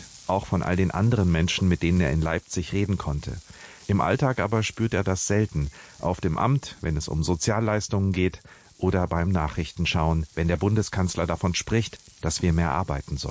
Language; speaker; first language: German; native; German